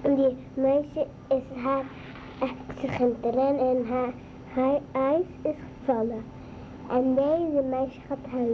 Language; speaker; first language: Dutch; early bilingual, other home language; Arabic